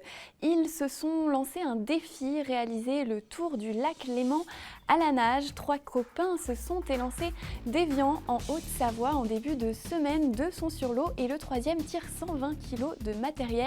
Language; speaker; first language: French; native; French